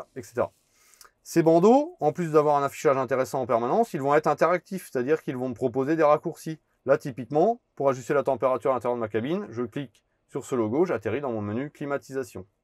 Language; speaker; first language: French; native; French